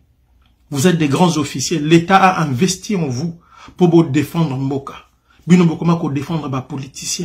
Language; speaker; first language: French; non-native, local second language; Lingala